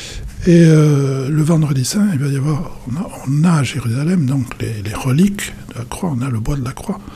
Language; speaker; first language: French; native; French